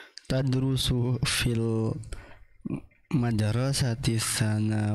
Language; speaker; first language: Arabic; non-native, learner; Indonesian